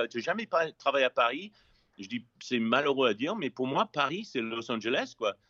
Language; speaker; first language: French; non-native, fluent; English